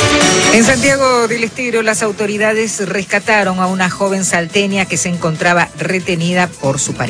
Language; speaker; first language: Spanish; native; Spanish